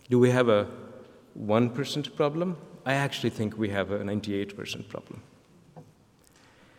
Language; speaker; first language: English; non-native, local second language; Bangla